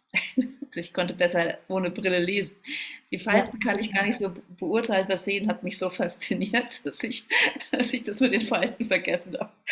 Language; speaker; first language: German; native; German